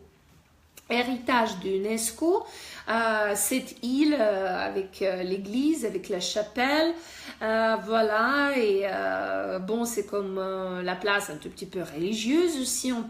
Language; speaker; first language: French; non-native, fluent; Russian